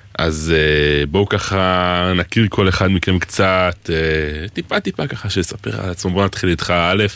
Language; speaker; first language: Hebrew; native; Hebrew